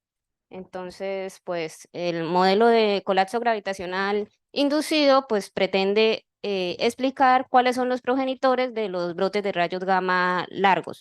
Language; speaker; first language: Spanish; native; Spanish